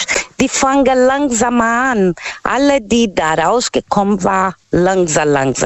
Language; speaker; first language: German; non-native, learner; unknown